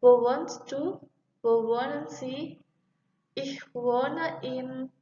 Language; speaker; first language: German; non-native, learner; Indonesian